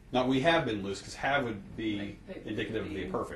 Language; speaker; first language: English; native; English